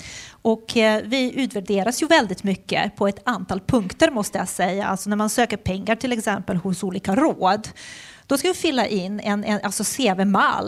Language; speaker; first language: Swedish; non-native, fluent; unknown